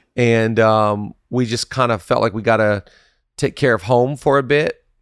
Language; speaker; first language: English; native; English